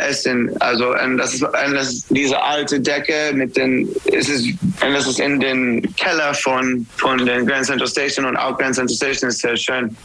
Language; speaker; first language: German; non-native, learner; English